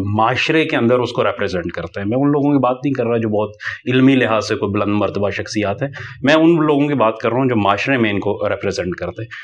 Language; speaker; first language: Urdu; native; Urdu